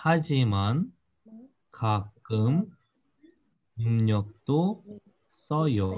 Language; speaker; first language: Korean; non-native, fluent; Russian